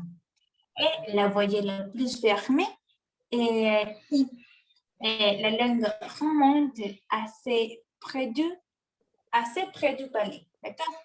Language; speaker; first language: French; non-native, learner; Spanish